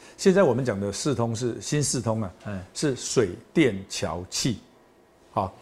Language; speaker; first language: Chinese; non-native, local second language; Min Nan Chinese